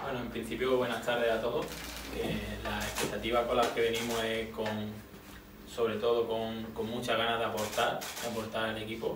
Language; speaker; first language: Spanish; native; Spanish